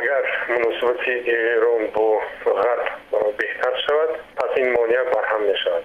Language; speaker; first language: Tajik; native; Tajik